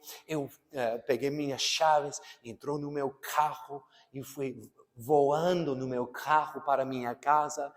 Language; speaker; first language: Portuguese; non-native, fluent; English